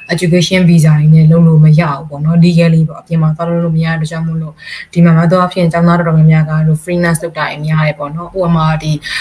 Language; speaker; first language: Burmese; native; Burmese